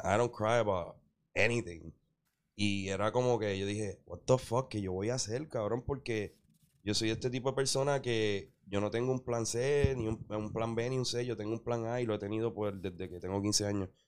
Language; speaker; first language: Spanish; early bilingual, heritage; Spanish